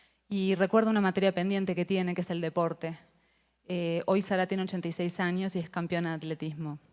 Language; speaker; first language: Spanish; native; Spanish